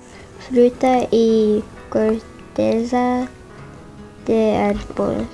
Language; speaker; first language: Spanish; early bilingual, heritage; Spanish